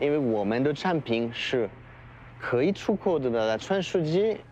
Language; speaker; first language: Chinese; non-native, fluent; French